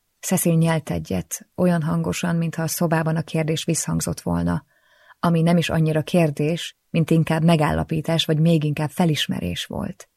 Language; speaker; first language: Hungarian; native; Hungarian